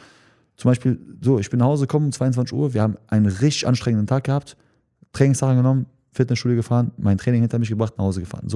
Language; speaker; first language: German; early bilingual, other home language; Chechen